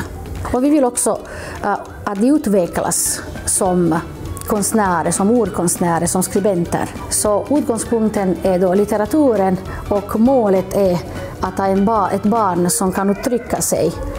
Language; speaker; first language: Swedish; non-native, local second language; Finnish